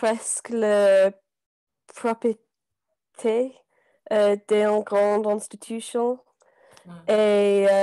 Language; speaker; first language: French; non-native, learner; English